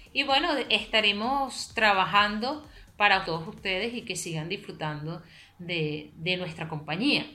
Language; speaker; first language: Spanish; native; Spanish